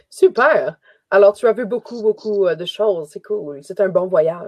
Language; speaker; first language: French; native; French